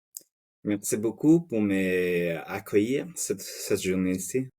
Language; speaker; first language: French; non-native, fluent; Spanish